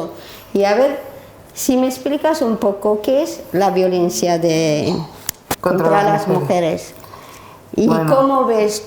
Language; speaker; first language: Spanish; non-native, learner; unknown